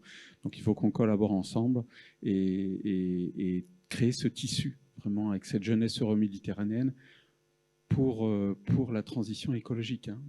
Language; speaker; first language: French; native; French